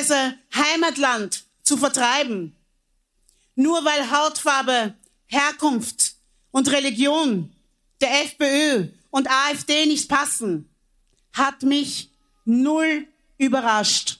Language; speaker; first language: German; early bilingual, other home language; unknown